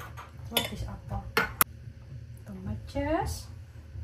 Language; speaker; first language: Dutch; non-native, learner; Indonesian